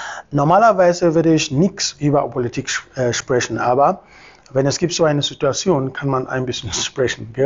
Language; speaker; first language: German; non-native, fluent; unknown